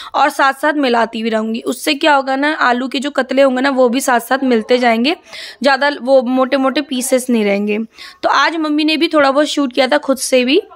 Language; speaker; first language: Hindi; non-native, local second language; Assamese